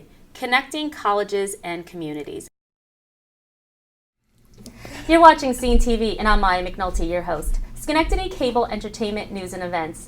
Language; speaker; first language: English; native; English